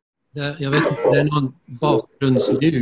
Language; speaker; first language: Swedish; non-native, fluent; English